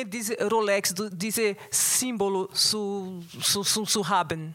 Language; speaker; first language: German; non-native, learner; Portuguese